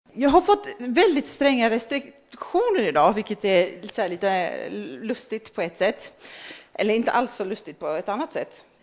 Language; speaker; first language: Swedish; early bilingual, other home language; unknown